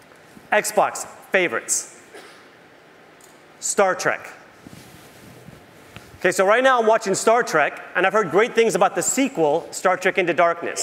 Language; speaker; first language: English; native; English